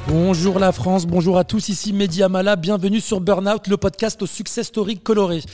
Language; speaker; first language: French; native; French